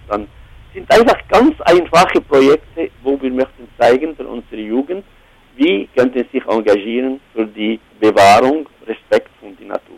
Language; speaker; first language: German; non-native, fluent; Arabic